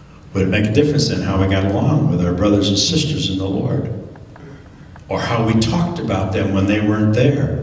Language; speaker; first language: English; native; English